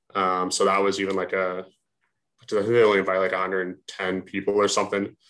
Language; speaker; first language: English; native; English